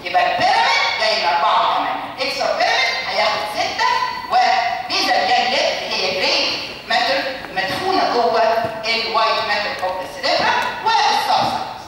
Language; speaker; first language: Arabic; native; Arabic